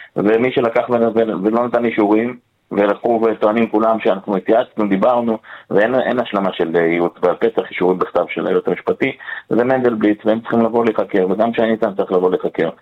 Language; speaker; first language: Hebrew; native; Hebrew